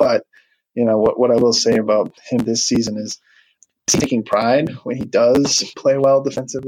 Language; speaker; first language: English; native; English